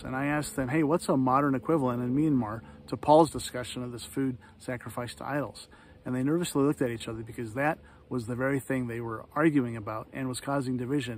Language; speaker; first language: English; native; English